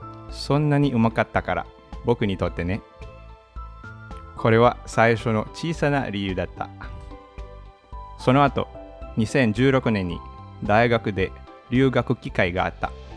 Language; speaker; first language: Japanese; non-native, fluent; Filipino